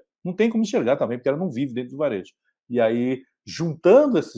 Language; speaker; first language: Portuguese; native; Portuguese